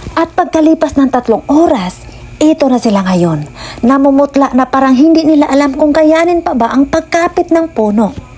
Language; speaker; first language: Filipino; native; Filipino